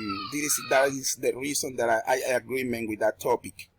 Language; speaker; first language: English; non-native, learner; Spanish